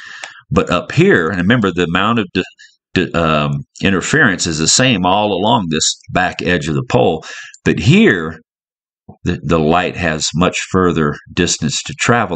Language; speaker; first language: English; native; English